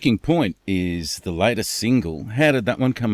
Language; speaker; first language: English; native; English